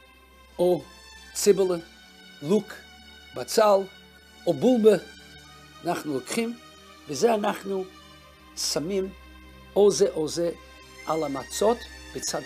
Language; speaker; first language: Hebrew; non-native, fluent; Russian